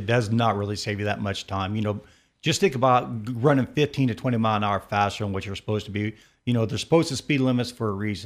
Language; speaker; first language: English; native; English